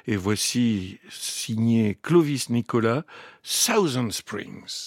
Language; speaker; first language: French; native; French